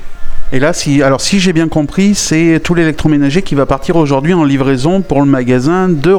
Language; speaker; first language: French; native; French